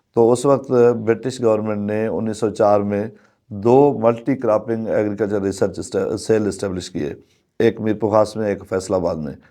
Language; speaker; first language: Urdu; non-native, local second language; Sindhi